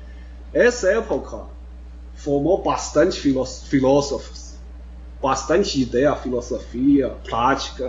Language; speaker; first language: Portuguese; non-native, fluent; Chinese